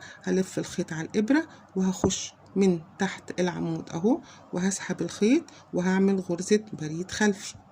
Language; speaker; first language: Arabic; native; Arabic